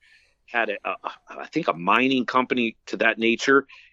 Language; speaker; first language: English; native; English